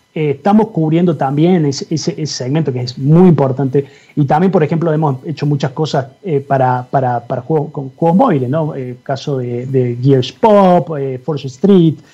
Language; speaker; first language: Spanish; native; Spanish